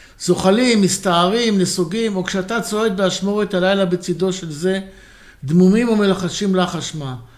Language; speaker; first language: Hebrew; native; Hebrew